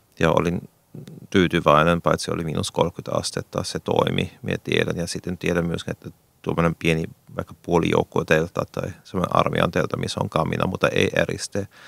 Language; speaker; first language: Finnish; non-native, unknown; German